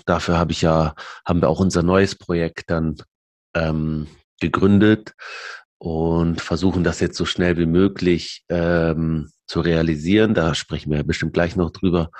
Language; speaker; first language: German; early bilingual, other home language; Arabic